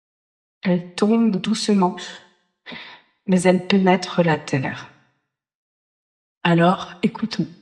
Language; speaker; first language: French; native; French